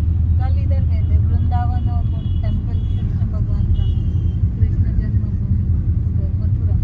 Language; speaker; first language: Hindi; non-native, local second language; Marathi